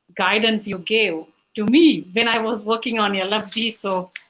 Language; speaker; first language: English; non-native, local second language; Tamil